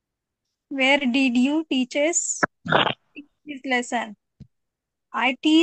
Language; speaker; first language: English; non-native, learner; Marathi